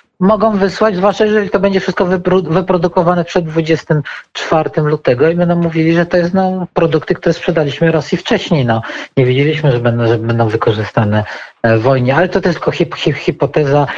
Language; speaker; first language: Polish; native; Polish